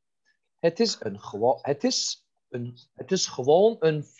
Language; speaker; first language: Dutch; non-native, fluent; Turkish